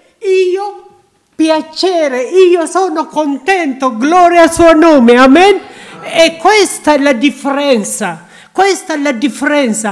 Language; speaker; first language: Italian; non-native, learner; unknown